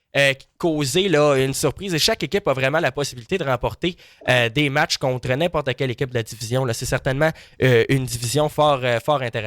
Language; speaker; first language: French; native; French